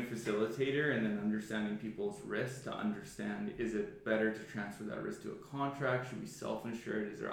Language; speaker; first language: English; native; English